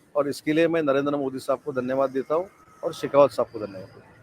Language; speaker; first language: Hindi; non-native, local second language; Marathi